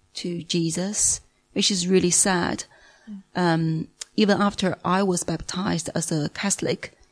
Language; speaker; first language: English; non-native, fluent; Chinese